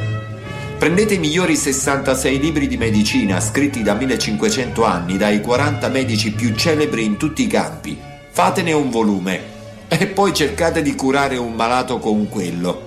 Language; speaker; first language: Italian; native; Italian